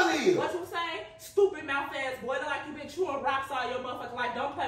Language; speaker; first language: English; native; English